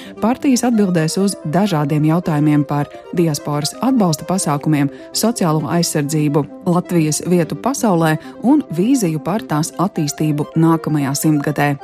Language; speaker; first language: Latvian; native; Latvian